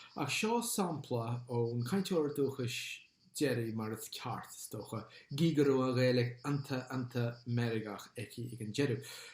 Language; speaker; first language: Irish; non-native, local second language; English